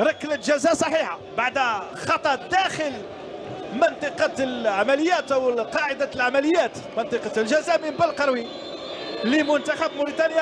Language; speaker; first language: Arabic; native; Arabic